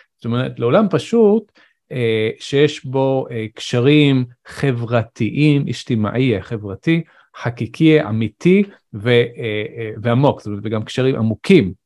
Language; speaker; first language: Hebrew; non-native, local second language; Arabic